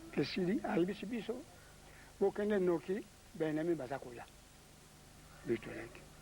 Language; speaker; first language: Lingala; non-native, local second language; Kongo